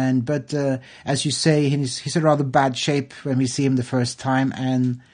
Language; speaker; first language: English; non-native, fluent; Norwegian